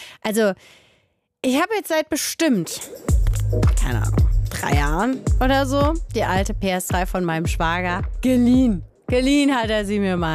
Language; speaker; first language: German; native; German